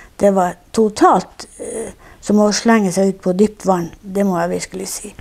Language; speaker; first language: Norwegian; native; Norwegian